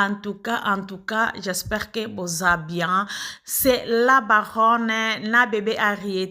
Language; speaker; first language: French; non-native, local second language; Lingala